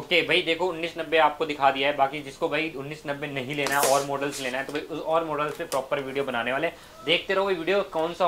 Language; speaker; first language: Hindi; native; Hindi